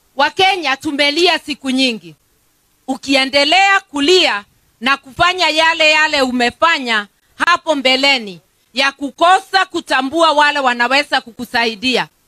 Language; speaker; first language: Swahili; non-native, local second language; Kikuyu